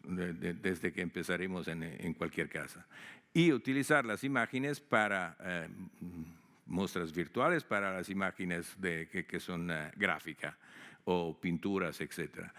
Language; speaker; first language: Spanish; non-native, fluent; Italian